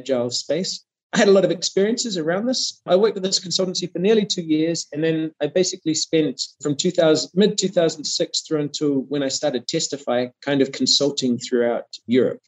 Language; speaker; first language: English; native; English